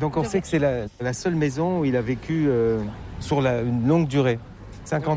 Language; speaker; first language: French; native; French